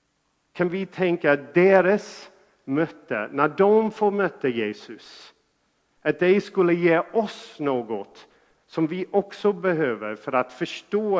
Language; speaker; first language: Swedish; non-native, fluent; English